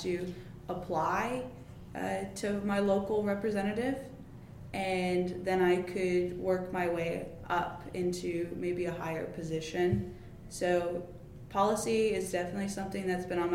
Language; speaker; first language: English; native; English